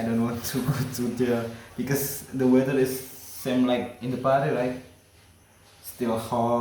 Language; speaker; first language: English; non-native, learner; Indonesian